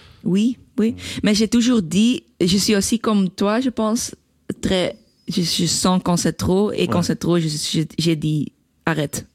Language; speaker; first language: French; non-native, local second language; Dutch